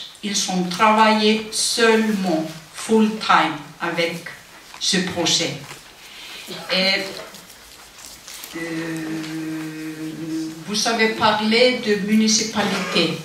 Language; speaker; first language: French; non-native, fluent; Icelandic